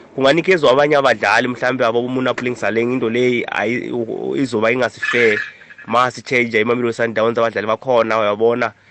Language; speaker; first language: Zulu; non-native, local second language; South Ndebele